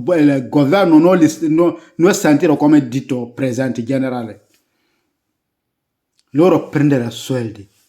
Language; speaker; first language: Italian; non-native, learner; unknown